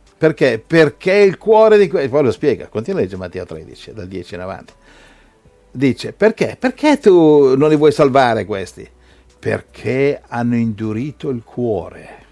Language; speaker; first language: Italian; native; Italian